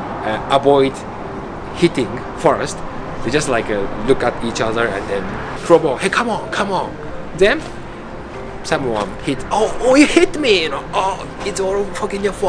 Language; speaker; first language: English; non-native, fluent; Japanese